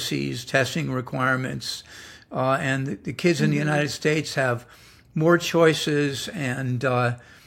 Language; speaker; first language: English; native; English